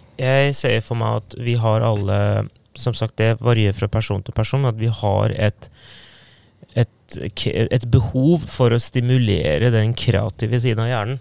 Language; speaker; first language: Norwegian; non-native, fluent; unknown